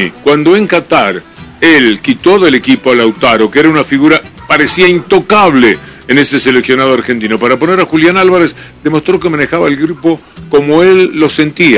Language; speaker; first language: Spanish; native; Spanish